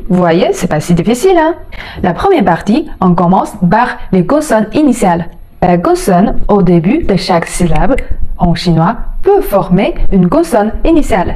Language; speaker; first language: French; non-native, fluent; Chinese